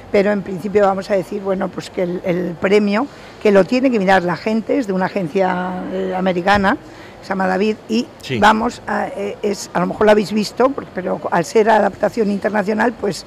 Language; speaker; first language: Spanish; native; Spanish